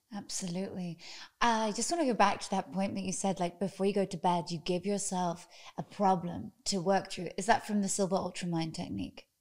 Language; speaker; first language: English; native; English